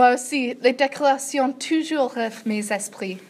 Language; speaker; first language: French; non-native, learner; English